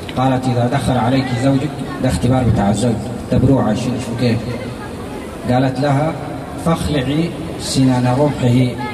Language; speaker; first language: Arabic; native; Arabic